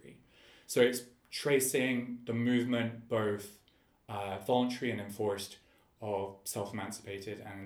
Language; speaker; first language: English; native; English